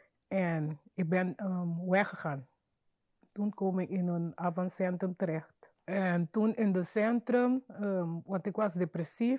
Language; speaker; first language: Dutch; non-native, learner; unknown